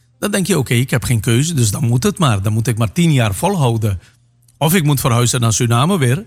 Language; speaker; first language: Dutch; native; Dutch